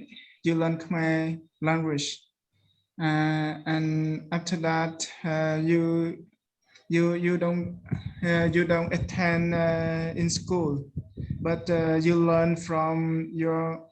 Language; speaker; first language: English; non-native, learner; Khmer